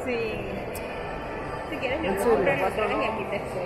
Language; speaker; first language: Spanish; native; Spanish